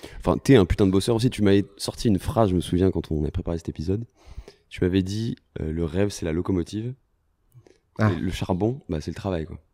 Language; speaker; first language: French; native; French